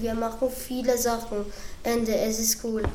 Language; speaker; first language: German; early bilingual, other home language; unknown